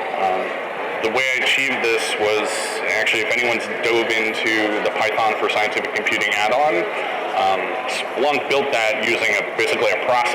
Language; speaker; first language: English; native; English